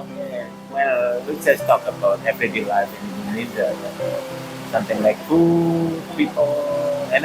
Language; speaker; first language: English; non-native, learner; Indonesian